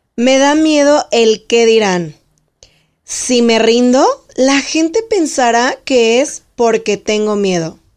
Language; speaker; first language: Spanish; native; Spanish